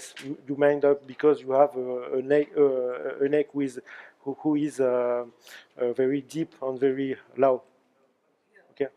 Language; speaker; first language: English; non-native, learner; French